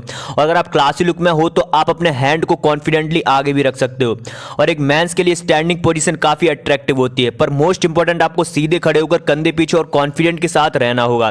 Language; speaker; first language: Hindi; native; Hindi